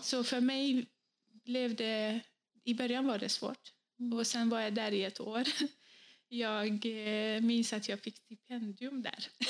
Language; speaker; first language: Swedish; non-native, fluent; Kurdish